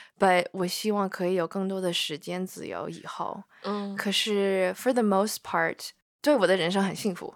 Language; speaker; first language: Chinese; early bilingual, heritage; Chinese